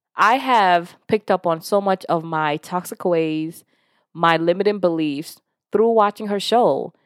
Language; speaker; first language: English; early bilingual, other home language; Yoruba